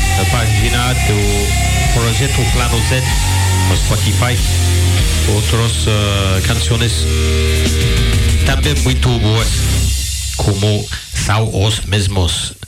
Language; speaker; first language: Portuguese; non-native, learner; English